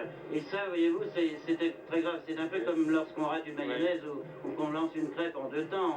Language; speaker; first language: French; native; French